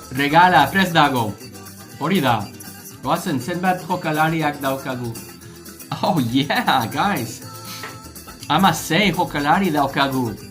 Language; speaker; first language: Basque; non-native, learner; English